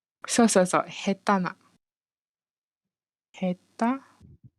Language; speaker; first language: Japanese; non-native, fluent; Malay